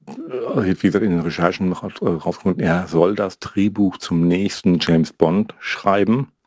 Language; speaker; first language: German; native; German